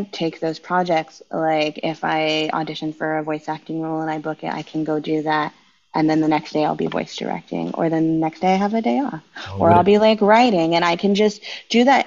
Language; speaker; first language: English; native; English